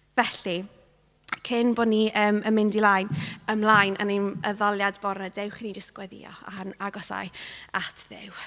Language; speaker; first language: Welsh; non-native, local second language; English